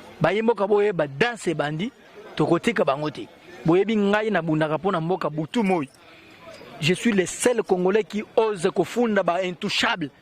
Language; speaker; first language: Lingala; native; Lingala